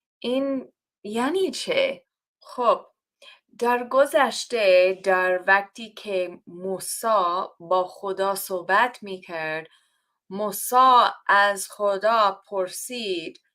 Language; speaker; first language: Persian; non-native, learner; English